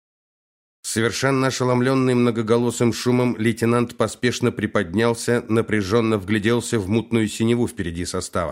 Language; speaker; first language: Russian; native; Russian